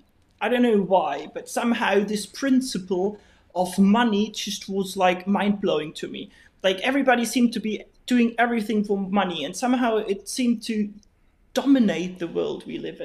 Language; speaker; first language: English; non-native, fluent; German